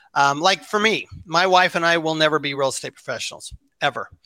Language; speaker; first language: English; native; English